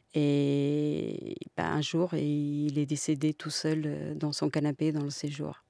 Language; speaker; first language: French; non-native, fluent; Portuguese